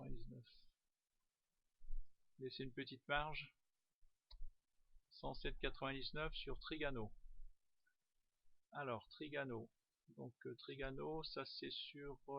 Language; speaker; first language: French; native; French